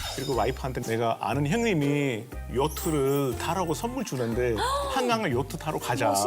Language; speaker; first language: Korean; non-native, fluent; Hindi